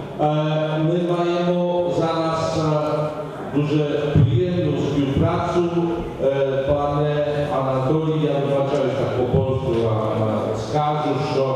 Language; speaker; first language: Polish; non-native, learner; Ukrainian